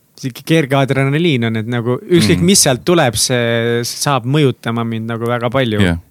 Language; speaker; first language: Estonian; native; Estonian